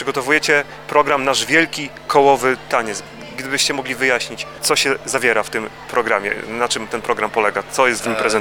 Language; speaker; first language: Polish; native; Polish